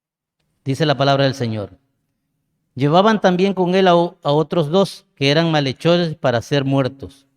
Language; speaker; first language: Spanish; native; Spanish